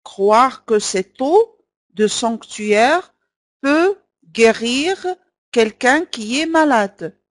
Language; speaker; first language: French; non-native, local second language; Arabic